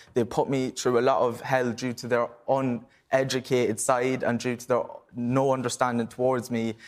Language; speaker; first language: English; native; English